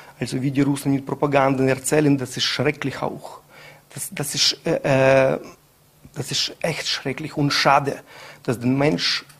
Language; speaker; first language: German; non-native, learner; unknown